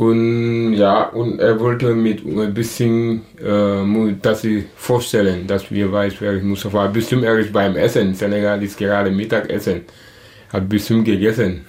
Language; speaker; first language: German; non-native, learner; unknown